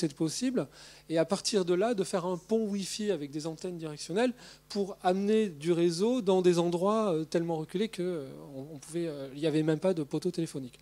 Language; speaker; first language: French; native; French